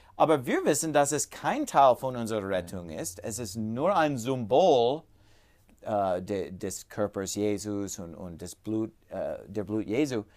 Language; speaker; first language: German; non-native, fluent; English